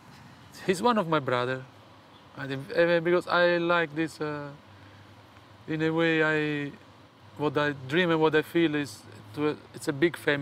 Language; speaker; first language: English; non-native, fluent; Italian